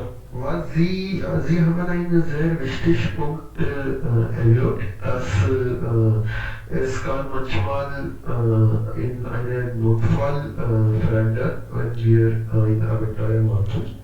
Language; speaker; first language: German; non-native, learner; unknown